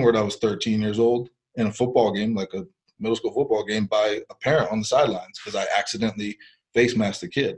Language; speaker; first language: English; early bilingual, other home language; Spanish